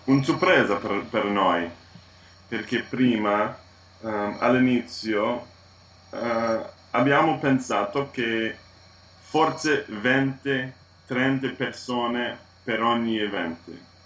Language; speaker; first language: Italian; non-native, learner; English